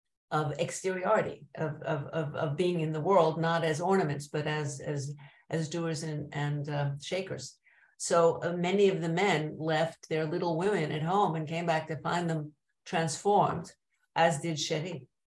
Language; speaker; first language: English; native; English